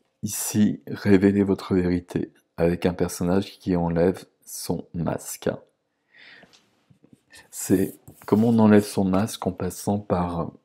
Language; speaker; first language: French; native; French